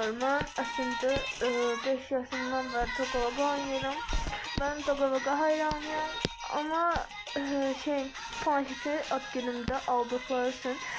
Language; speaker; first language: Turkish; non-native, local second language; Azerbaijani